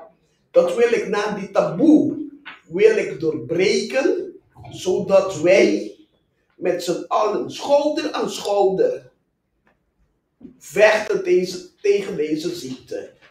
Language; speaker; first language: Dutch; non-native, local second language; Papiamento